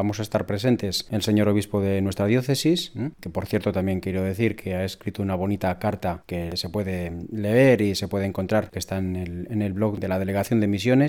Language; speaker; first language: Spanish; native; Spanish